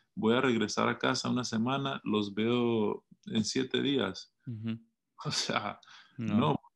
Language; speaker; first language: Spanish; early bilingual, heritage; Spanish